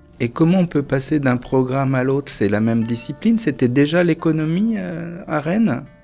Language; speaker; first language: French; native; French